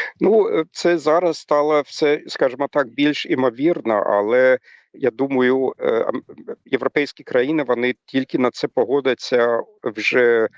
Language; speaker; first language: Ukrainian; non-native, fluent; German